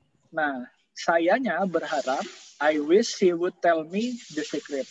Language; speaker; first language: English; non-native, fluent; Indonesian